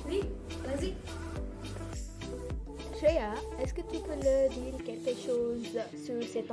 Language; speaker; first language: French; non-native, fluent; Konkani